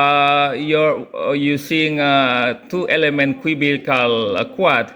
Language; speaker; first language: English; non-native, local second language; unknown